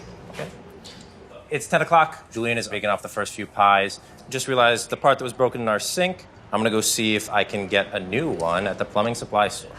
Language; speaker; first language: English; native; English